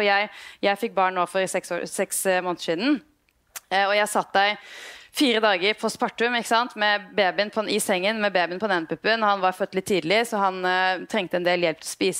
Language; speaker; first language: Norwegian; native; Norwegian